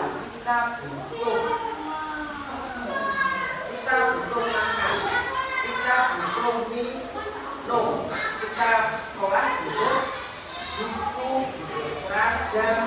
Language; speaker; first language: Indonesian; native; Indonesian